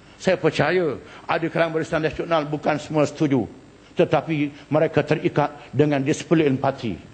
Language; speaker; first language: Malay; native; Malay